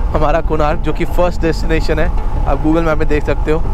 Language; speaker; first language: Hindi; non-native, local second language; Odia